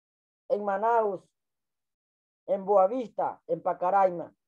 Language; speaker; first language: Spanish; non-native, local second language; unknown